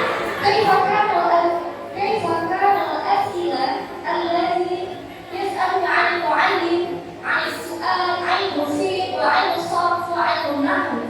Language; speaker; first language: Arabic; non-native, fluent; Indonesian